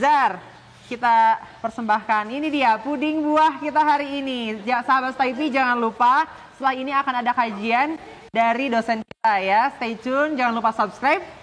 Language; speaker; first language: Indonesian; native; Indonesian